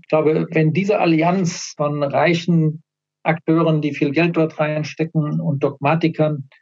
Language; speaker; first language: German; native; German